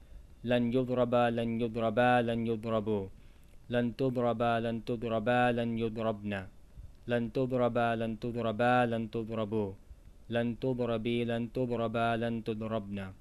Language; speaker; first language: Arabic; non-native, fluent; English